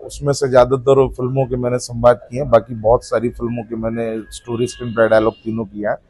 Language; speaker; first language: Hindi; native; Hindi